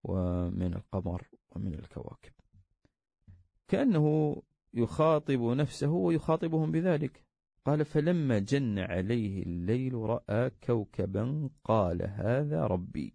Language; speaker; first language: Arabic; native; Arabic